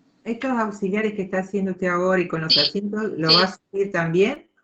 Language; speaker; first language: Spanish; native; Spanish